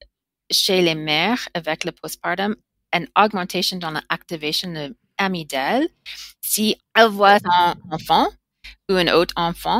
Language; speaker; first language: French; non-native, learner; English